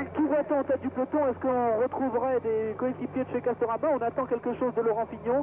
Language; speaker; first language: French; native; French